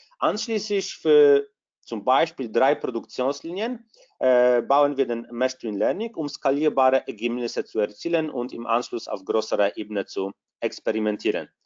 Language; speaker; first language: German; non-native, fluent; Polish